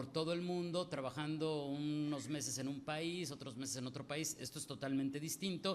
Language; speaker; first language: Spanish; native; Spanish